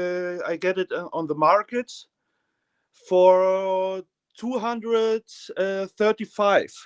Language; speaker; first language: English; non-native, learner; German